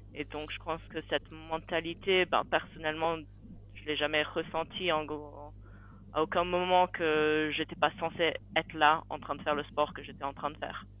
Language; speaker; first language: French; native; French